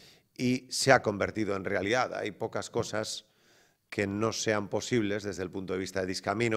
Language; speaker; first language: Spanish; native; Spanish